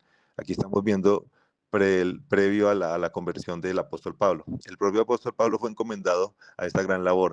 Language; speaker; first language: Spanish; native; Spanish